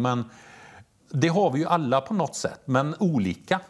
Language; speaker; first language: Swedish; native; Swedish